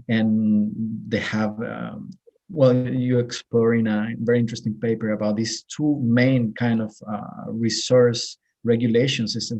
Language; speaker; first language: English; non-native, fluent; Spanish